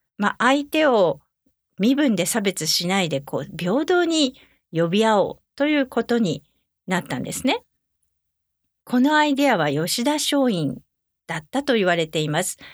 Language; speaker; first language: Japanese; native; Japanese